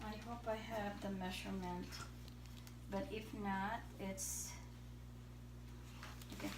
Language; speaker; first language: English; non-native, fluent; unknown